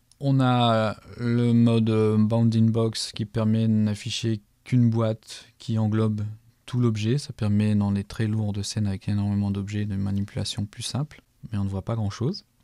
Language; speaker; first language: French; native; French